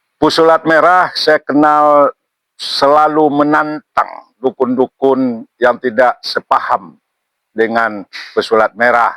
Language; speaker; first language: Indonesian; non-native, local second language; Minangkabau